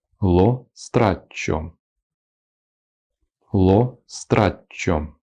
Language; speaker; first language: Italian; non-native, fluent; Ukrainian